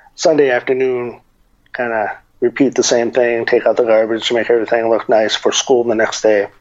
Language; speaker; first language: English; native; English